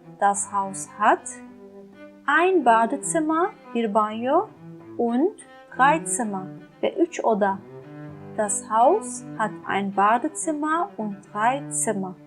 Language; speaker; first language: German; non-native, fluent; Turkish